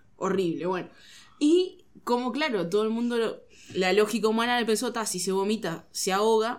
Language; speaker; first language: Spanish; native; Spanish